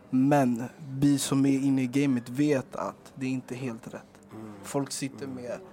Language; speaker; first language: Swedish; native; Swedish